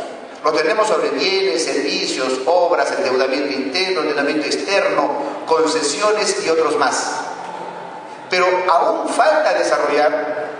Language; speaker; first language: Spanish; native; Spanish